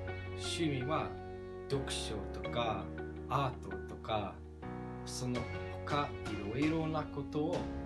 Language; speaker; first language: Japanese; non-native, fluent; English